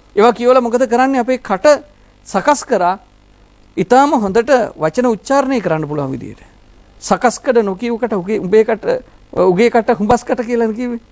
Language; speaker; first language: Sinhala; native; Sinhala